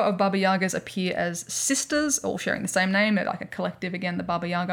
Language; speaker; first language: English; native; English